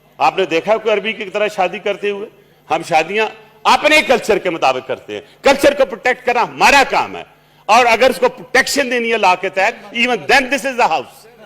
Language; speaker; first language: Urdu; non-native, local second language; Punjabi